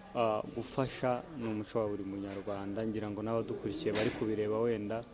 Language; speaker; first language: Kinyarwanda; native; Kinyarwanda